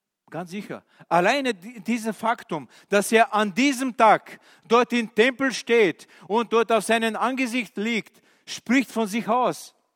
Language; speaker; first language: German; non-native, fluent; Bulgarian